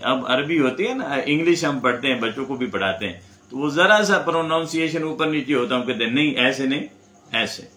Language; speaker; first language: Urdu; non-native, local second language; Punjabi